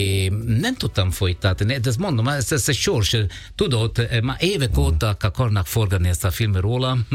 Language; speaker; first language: Hungarian; non-native, learner; Italian